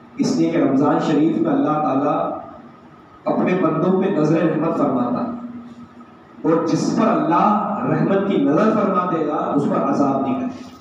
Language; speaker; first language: Urdu; native; Urdu